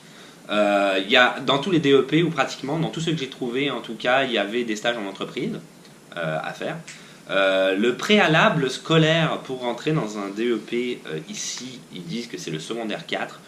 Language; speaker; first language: French; native; French